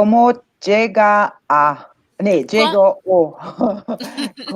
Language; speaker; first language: Spanish; non-native, learner; English